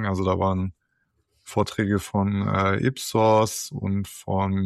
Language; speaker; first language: German; native; German